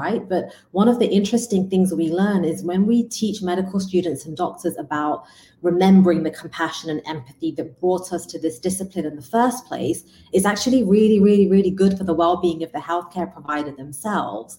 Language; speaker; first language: English; native; English